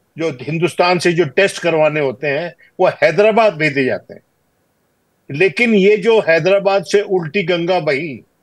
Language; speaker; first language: Hindi; native; Hindi